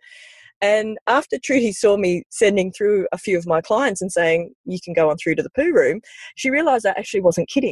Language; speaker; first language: English; native; English